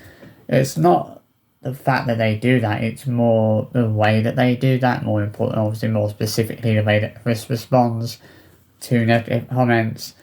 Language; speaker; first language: English; native; English